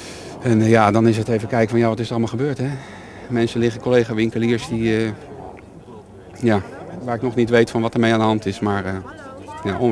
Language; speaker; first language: Dutch; native; Dutch